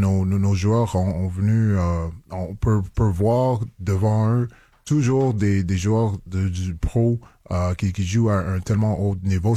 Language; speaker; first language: French; non-native, local second language; English